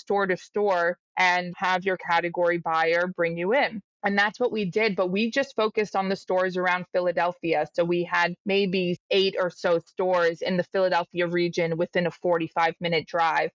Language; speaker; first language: English; native; English